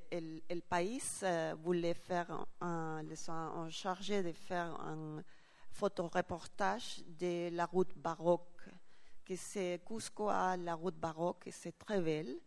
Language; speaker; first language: French; non-native, learner; Spanish